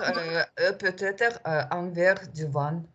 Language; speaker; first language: French; non-native, learner; Russian